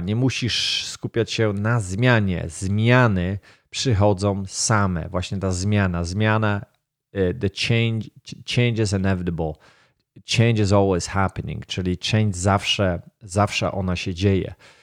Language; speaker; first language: Polish; native; Polish